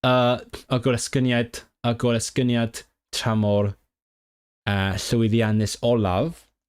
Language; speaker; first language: Welsh; non-native, learner; Cantonese